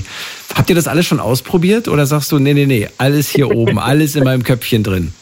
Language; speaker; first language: German; native; German